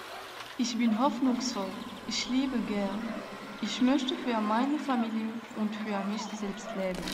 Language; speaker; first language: German; non-native, learner; Arabic